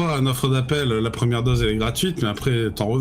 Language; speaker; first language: French; native; French